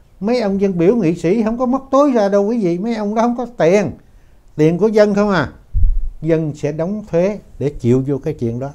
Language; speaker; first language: Vietnamese; native; Vietnamese